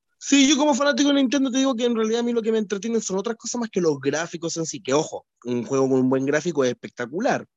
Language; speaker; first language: Spanish; native; Spanish